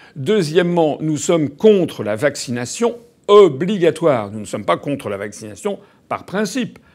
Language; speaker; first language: French; native; French